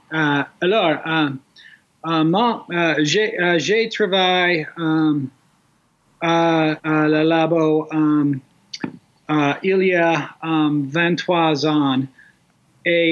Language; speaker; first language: French; non-native, learner; English